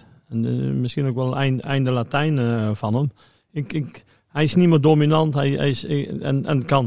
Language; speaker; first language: Dutch; native; Dutch